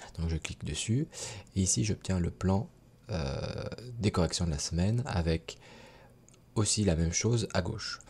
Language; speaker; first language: French; native; French